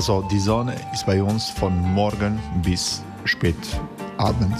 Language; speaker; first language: German; non-native, fluent; Croatian